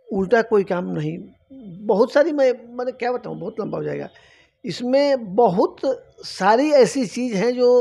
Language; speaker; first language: Hindi; native; Hindi